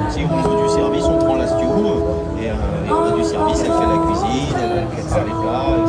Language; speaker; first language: French; native; French